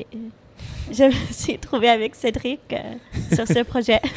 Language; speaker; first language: French; non-native, fluent; English